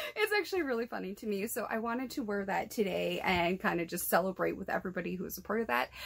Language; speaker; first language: English; native; English